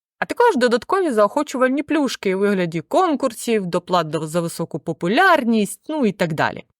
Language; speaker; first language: Ukrainian; native; Ukrainian